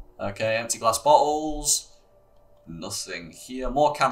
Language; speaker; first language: English; native; English